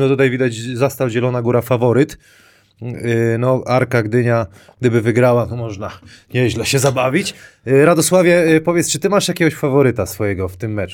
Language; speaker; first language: Polish; native; Polish